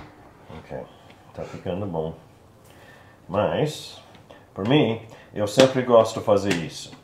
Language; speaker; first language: Portuguese; non-native, learner; English